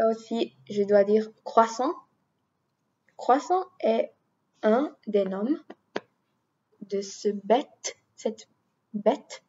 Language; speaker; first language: French; non-native, learner; English